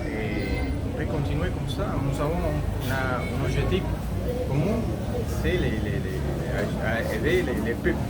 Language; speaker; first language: French; non-native, learner; Spanish